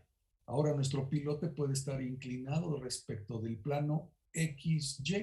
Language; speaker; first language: Spanish; native; Spanish